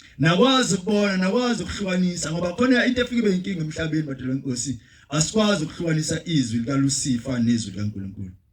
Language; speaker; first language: Zulu; native; Zulu